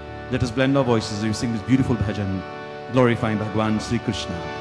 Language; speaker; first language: English; native; English